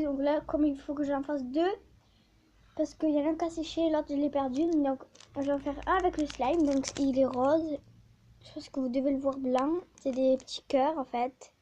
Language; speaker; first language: French; native; French